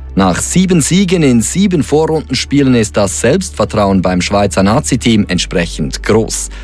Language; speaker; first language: German; native; German